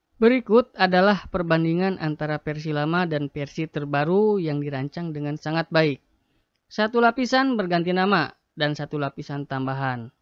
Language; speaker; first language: Indonesian; native; Indonesian